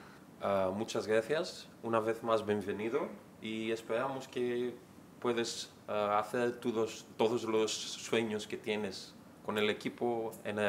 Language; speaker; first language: Spanish; non-native, learner; Greek